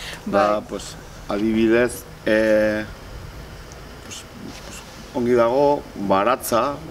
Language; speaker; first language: Basque; non-native, local second language; Spanish